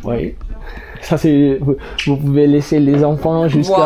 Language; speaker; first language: French; non-native, learner; English